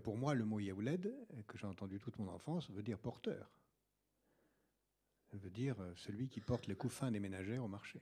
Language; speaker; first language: French; native; French